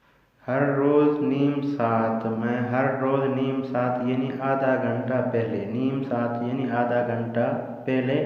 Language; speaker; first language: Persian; non-native, fluent; Urdu